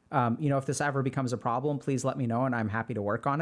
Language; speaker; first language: English; native; English